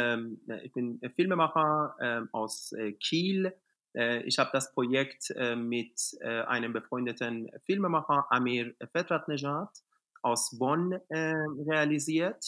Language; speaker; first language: German; non-native, fluent; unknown